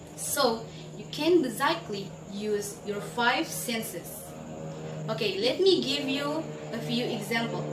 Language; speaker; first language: English; non-native, learner; Indonesian